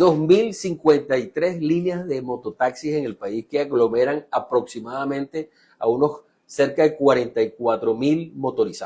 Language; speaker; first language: Spanish; native; Spanish